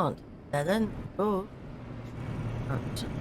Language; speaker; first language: English; native; English